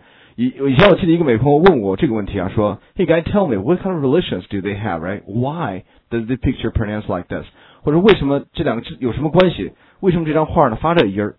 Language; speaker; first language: Chinese; native; Chinese